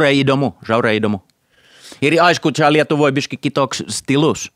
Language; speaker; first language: Lithuanian; non-native, fluent; Finnish